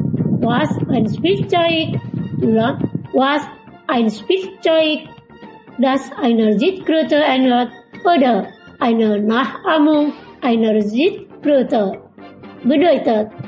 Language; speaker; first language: German; non-native, learner; Indonesian